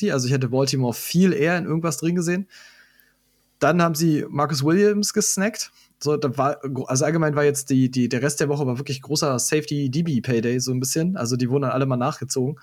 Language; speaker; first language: German; native; German